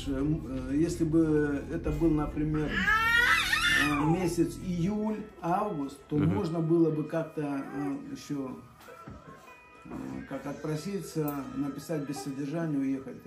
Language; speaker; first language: Russian; native; Russian